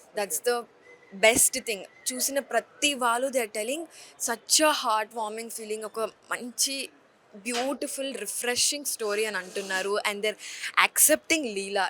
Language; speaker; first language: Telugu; native; Telugu